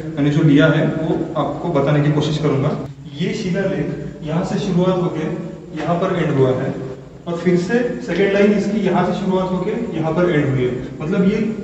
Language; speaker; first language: Hindi; non-native, local second language; Marathi